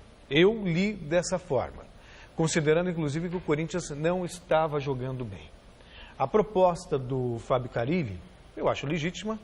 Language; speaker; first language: Portuguese; native; Portuguese